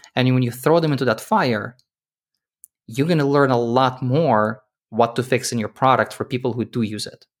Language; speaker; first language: English; early bilingual, other home language; Russian